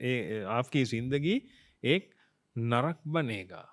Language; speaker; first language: Hindi; non-native, fluent; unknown